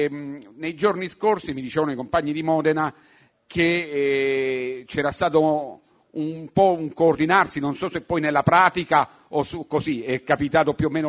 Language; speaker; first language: Italian; native; Italian